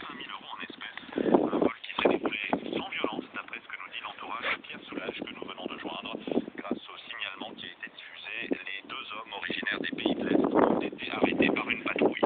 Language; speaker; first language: French; native; French